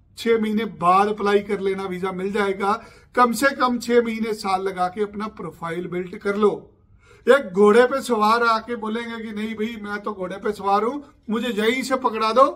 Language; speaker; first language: Hindi; non-native, local second language; Punjabi